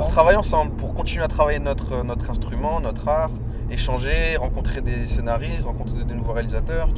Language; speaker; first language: French; native; French